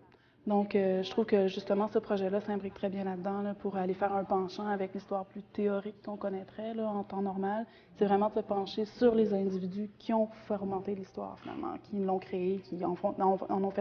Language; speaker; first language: French; native; French